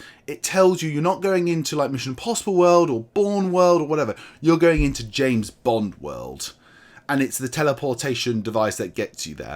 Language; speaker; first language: English; native; English